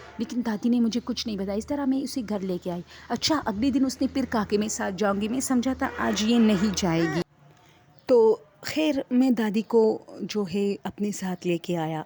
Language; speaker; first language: Urdu; non-native, local second language; Pashto